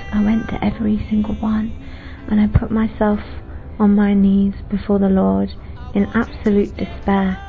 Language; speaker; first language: English; native; English